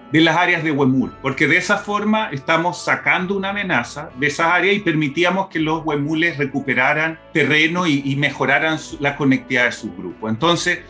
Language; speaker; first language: Spanish; early bilingual, other home language; Portuguese